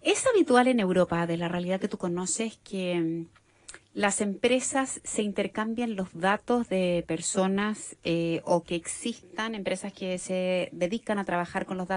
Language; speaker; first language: Spanish; native; Spanish